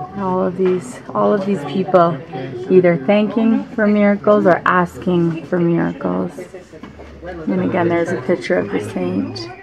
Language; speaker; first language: English; early bilingual, heritage; English